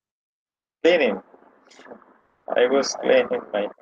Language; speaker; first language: English; non-native, learner; Spanish